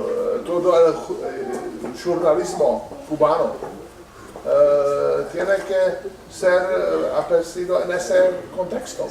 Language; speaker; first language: Spanish; non-native, learner; Czech